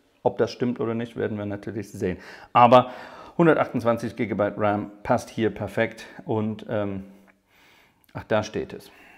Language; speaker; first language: German; non-native, fluent; English